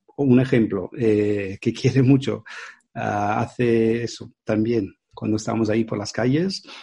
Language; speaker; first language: Spanish; non-native, fluent; Italian